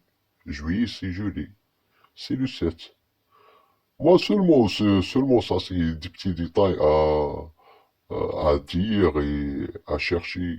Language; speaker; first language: French; non-native, learner; Arabic